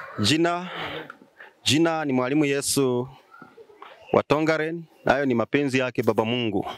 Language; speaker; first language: Swahili; non-native, local second language; Luyia